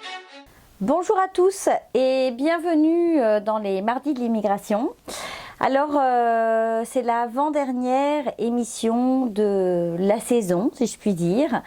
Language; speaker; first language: French; native; French